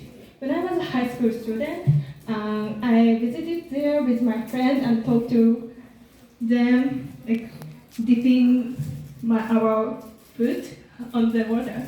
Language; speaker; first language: English; non-native, learner; Japanese